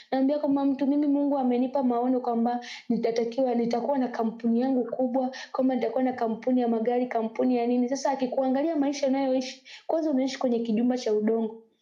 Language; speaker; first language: Swahili; native; Swahili